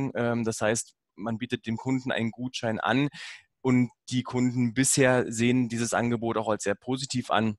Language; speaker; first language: German; native; German